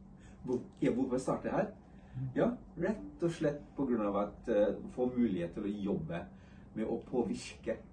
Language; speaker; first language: Norwegian; non-native, fluent; English